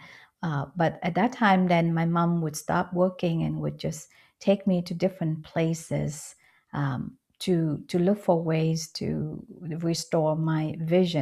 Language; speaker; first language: English; non-native, fluent; Vietnamese